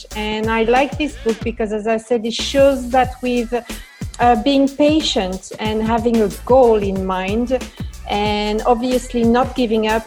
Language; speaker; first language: English; non-native, fluent; French